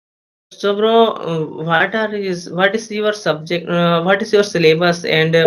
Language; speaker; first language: English; non-native, learner; Hindi